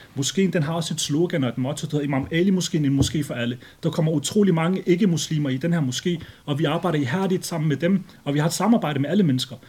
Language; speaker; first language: Danish; early bilingual, other home language; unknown